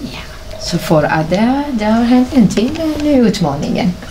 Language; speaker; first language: Swedish; non-native, fluent; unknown